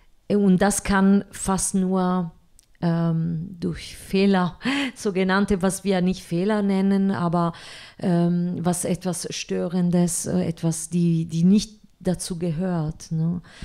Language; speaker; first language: German; non-native, fluent; Italian